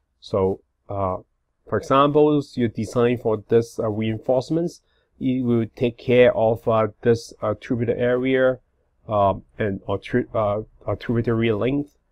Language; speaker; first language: English; non-native, fluent; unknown